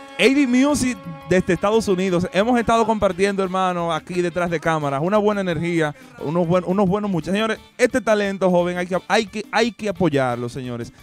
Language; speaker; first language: Spanish; native; Spanish